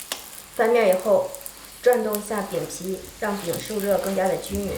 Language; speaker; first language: Chinese; native; Chinese